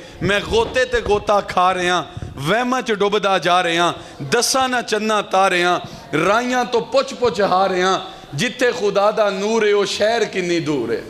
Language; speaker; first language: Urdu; non-native, local second language; Punjabi